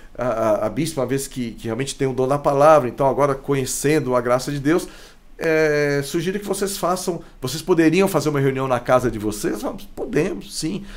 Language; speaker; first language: Portuguese; native; Portuguese